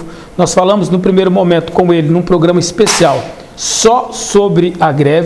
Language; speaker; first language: Portuguese; native; Portuguese